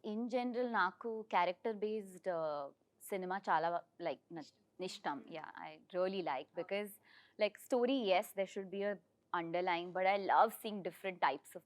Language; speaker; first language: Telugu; non-native, learner; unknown